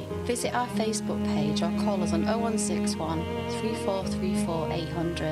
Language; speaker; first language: English; native; English